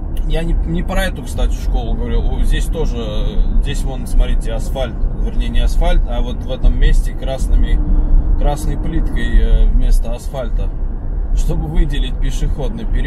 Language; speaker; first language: Russian; native; Russian